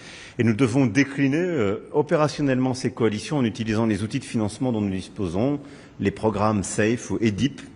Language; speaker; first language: French; native; French